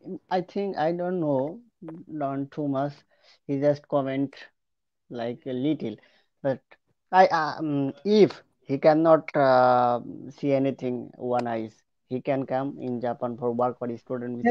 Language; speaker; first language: English; non-native, local second language; Bangla